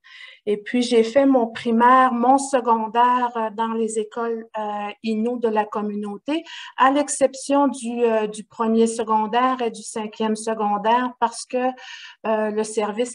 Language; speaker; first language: French; non-native, local second language; Innu-aimun